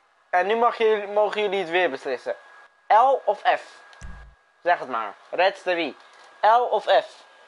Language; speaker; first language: Dutch; early bilingual, other home language; Bosnian